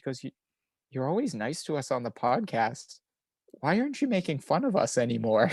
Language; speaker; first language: English; native; English